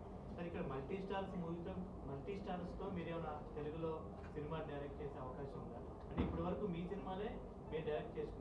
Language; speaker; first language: Telugu; native; Telugu